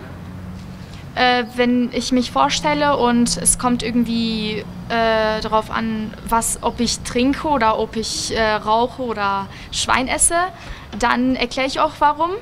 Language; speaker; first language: German; early bilingual, other home language; Albanian